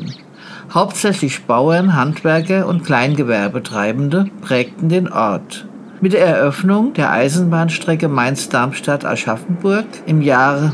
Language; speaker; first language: German; native; German